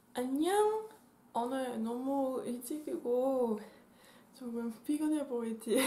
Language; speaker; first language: Korean; non-native, learner; Dutch